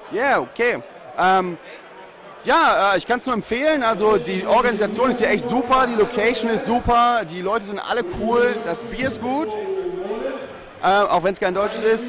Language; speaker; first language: German; native; German